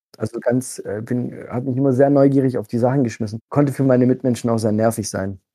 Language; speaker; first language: German; early bilingual, other home language; Italian